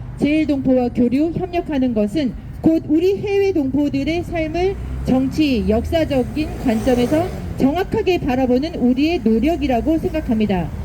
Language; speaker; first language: Korean; native; Korean